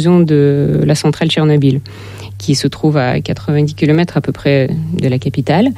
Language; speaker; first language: French; non-native, fluent; Russian